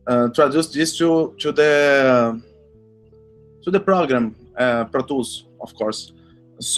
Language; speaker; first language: English; non-native, learner; Portuguese